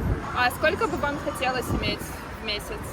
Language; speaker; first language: Russian; native; Russian